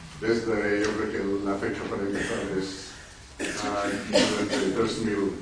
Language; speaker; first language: Spanish; non-native, fluent; English